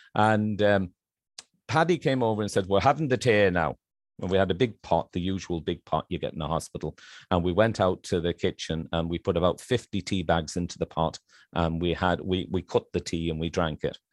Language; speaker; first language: English; native; English